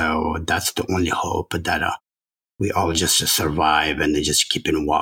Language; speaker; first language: English; non-native, learner; Chinese